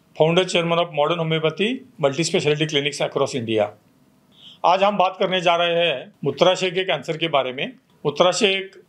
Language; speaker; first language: Hindi; non-native, local second language; Marathi